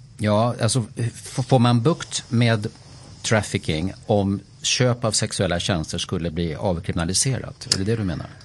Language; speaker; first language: Swedish; native; Swedish